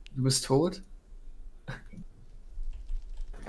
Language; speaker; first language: German; native; German